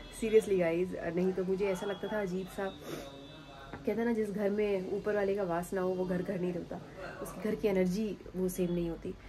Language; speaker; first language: Hindi; native; Hindi